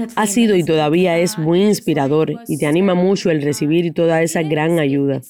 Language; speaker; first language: Spanish; non-native, fluent; Ukrainian